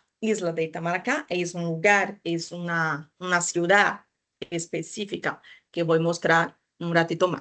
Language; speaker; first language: Spanish; non-native, fluent; Portuguese